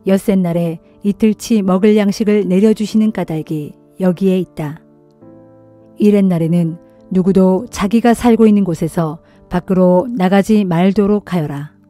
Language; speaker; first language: Korean; native; Korean